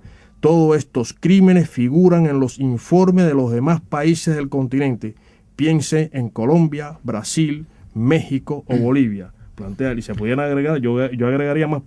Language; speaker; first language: Spanish; native; Spanish